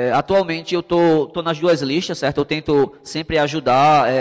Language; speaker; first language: Portuguese; native; Portuguese